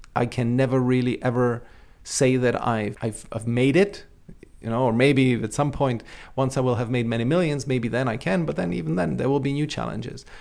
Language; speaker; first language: English; non-native, fluent; Czech